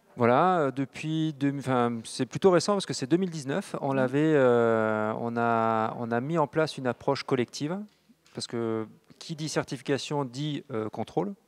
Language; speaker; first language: French; native; French